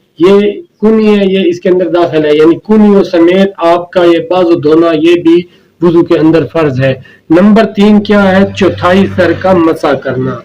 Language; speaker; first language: Urdu; native; Urdu